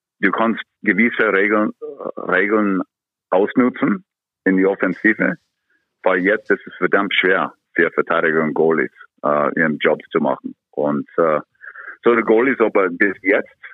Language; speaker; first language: German; non-native, fluent; English